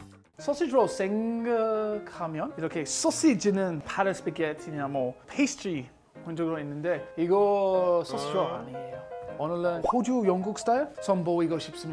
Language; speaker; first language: Korean; non-native, learner; English